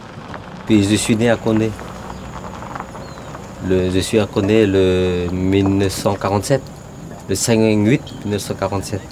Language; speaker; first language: French; early bilingual, other home language; Vietnamese